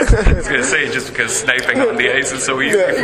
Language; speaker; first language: English; native; English